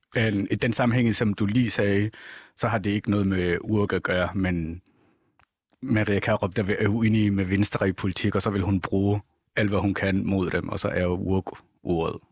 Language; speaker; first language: Danish; non-native, fluent; Somali